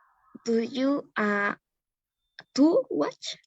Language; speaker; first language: English; non-native, learner; Spanish